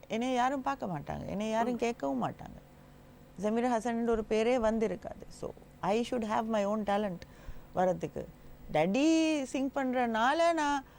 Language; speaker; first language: Tamil; non-native, local second language; Gujarati